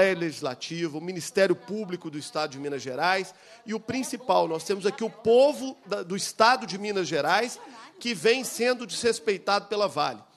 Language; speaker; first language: Portuguese; native; Portuguese